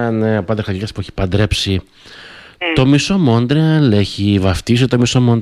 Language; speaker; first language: Greek; native; Greek